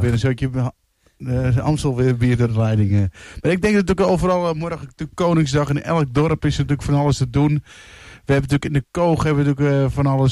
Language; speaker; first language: Dutch; native; Dutch